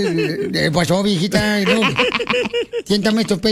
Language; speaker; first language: Spanish; native; Spanish